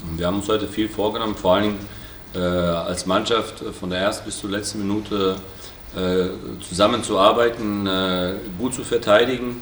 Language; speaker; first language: German; native; German